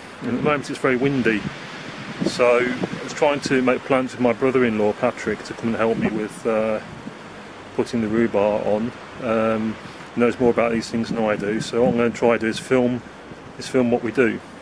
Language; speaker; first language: English; native; English